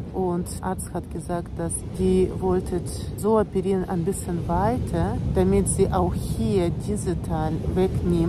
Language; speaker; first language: German; non-native, fluent; Russian